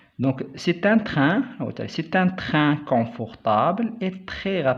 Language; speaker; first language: French; non-native, local second language; Arabic